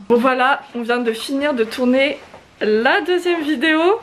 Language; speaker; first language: French; native; French